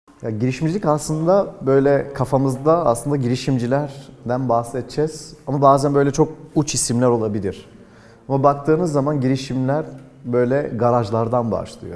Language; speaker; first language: Turkish; native; Turkish